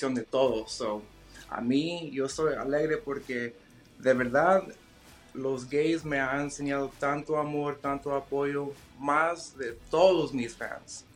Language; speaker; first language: Spanish; early bilingual, heritage; Spanish